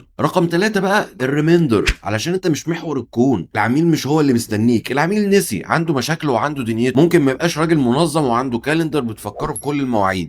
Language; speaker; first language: Arabic; native; Arabic